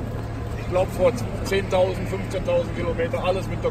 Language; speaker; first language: German; native; German